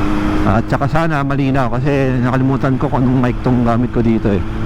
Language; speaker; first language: Filipino; native; Filipino